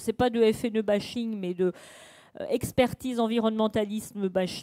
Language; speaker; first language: French; native; French